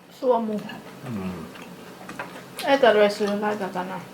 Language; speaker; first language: Finnish; non-native, learner; Thai